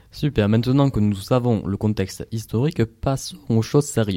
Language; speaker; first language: French; native; French